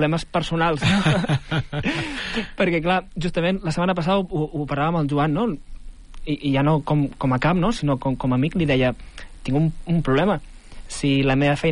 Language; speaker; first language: Catalan; native; Catalan